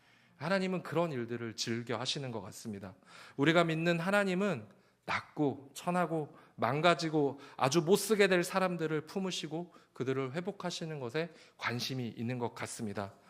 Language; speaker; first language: Korean; native; Korean